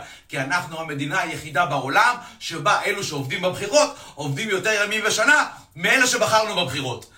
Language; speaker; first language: Hebrew; native; Hebrew